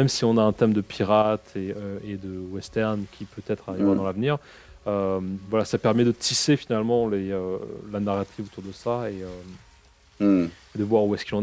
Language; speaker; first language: French; native; French